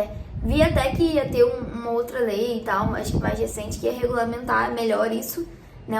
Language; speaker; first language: Portuguese; native; Portuguese